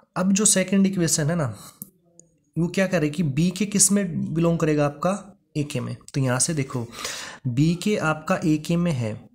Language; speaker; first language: Hindi; native; Hindi